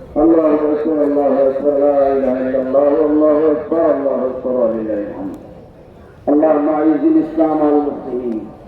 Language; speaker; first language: Arabic; non-native, fluent; Bangla